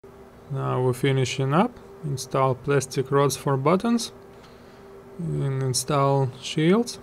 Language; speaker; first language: English; non-native, fluent; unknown